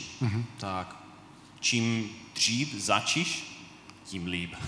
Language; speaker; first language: Czech; non-native, fluent; English